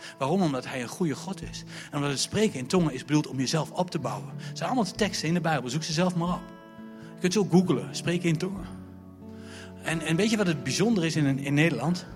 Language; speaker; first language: Dutch; native; Dutch